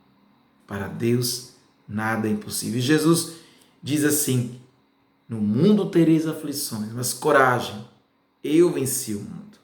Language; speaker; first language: Portuguese; native; Portuguese